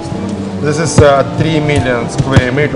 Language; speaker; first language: English; non-native, learner; Russian